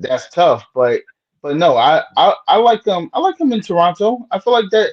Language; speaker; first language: English; native; English